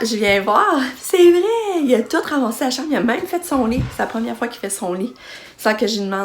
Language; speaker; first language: French; native; French